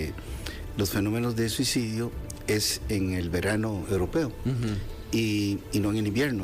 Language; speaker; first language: Spanish; native; Spanish